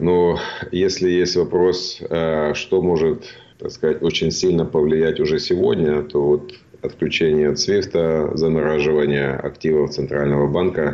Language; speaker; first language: Russian; native; Russian